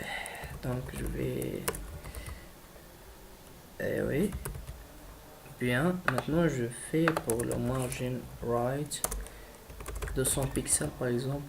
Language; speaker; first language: French; non-native, learner; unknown